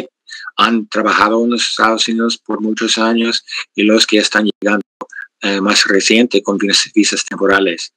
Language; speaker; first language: Spanish; non-native, fluent; English